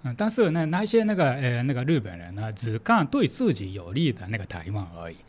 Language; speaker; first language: Chinese; non-native, fluent; Japanese